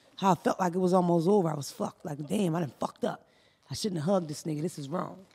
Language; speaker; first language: English; native; English